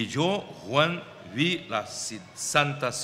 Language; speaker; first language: Spanish; non-native, fluent; Portuguese